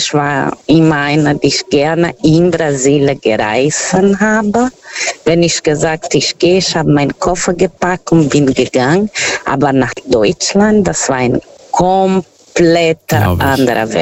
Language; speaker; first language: German; non-native, fluent; Portuguese